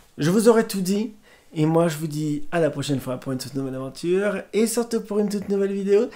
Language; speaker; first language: French; native; French